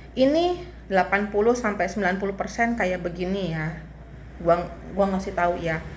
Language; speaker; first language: Indonesian; native; Indonesian